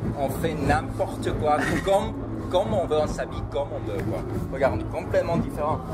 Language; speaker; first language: French; non-native, fluent; Cantonese